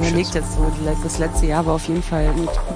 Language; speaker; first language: German; native; German